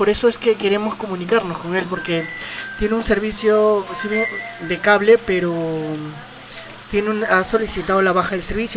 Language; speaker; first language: Spanish; native; Spanish